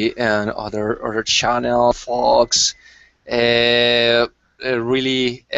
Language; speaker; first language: English; non-native, learner; Spanish